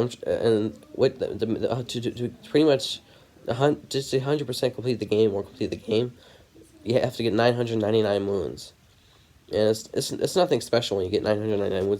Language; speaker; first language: English; native; English